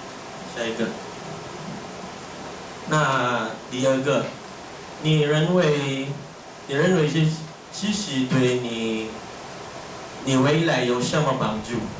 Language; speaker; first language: Chinese; non-native, learner; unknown